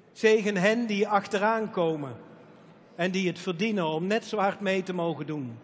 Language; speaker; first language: Dutch; native; Dutch